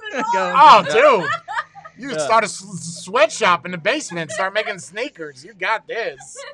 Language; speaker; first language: English; native; English